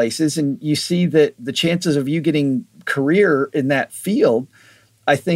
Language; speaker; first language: English; native; English